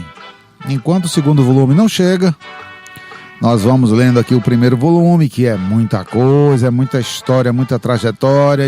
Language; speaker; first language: Portuguese; native; Portuguese